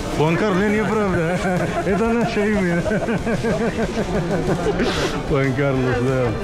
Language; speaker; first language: Russian; non-native, learner; Spanish